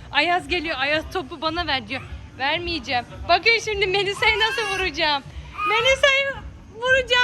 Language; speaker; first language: Turkish; native; Turkish